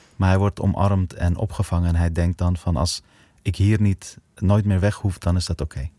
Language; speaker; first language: Dutch; early bilingual, other home language; Persian